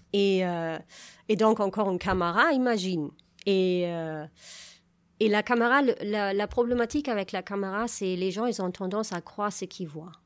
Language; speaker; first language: French; non-native, fluent; German